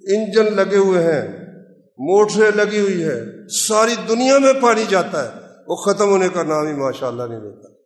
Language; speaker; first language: Urdu; non-native, local second language; Punjabi